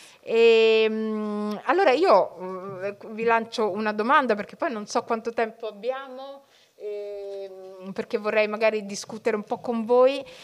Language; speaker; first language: Italian; early bilingual, other home language; Somali